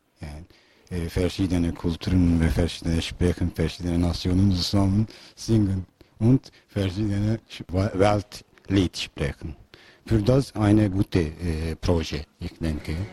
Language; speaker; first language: German; non-native, learner; Albanian